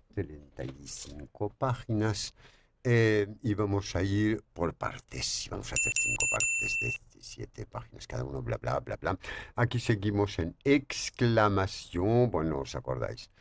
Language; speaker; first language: Spanish; non-native, fluent; French